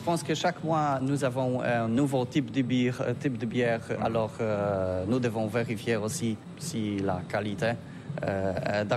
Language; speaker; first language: French; non-native, learner; Polish